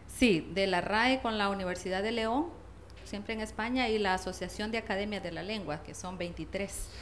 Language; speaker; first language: Spanish; native; Spanish